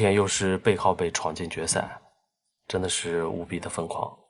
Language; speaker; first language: Chinese; native; Chinese